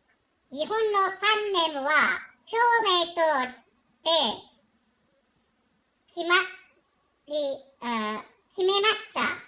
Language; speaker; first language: Japanese; non-native, learner; Korean